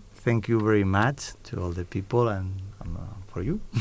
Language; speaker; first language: English; non-native, learner; Catalan